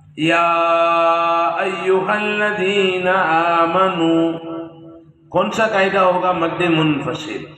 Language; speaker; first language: Urdu; non-native, local second language; Gujarati